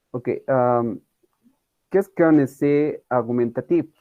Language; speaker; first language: French; non-native, learner; Spanish